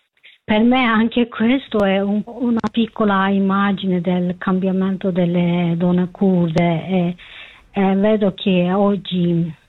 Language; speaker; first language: Italian; non-native, learner; Kurdish